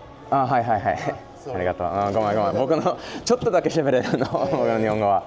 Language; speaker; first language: Japanese; non-native, learner; English